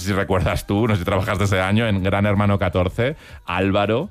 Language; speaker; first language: Spanish; native; Spanish